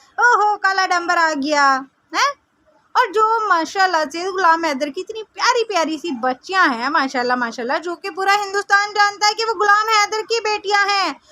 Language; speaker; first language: Hindi; native; Hindi